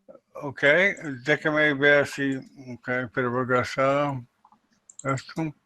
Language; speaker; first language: Spanish; non-native, learner; English